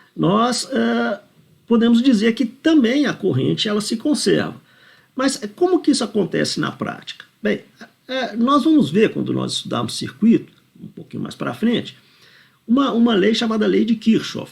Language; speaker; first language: Portuguese; native; Portuguese